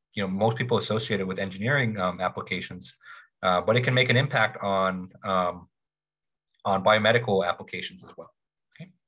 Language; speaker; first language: English; native; English